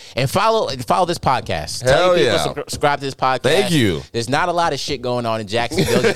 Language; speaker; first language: English; native; English